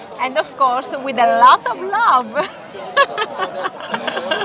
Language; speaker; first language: English; non-native, fluent; Italian